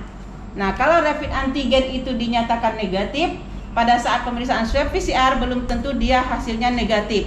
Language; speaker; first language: Indonesian; native; Indonesian